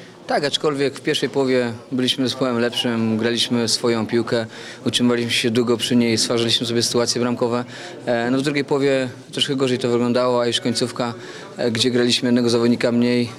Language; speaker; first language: Polish; native; Polish